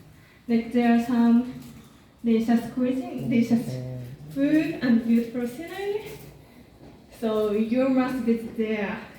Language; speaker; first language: English; non-native, learner; Japanese